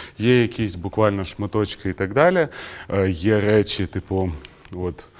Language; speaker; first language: Ukrainian; native; Ukrainian